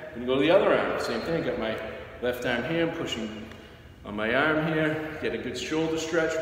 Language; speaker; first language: English; native; English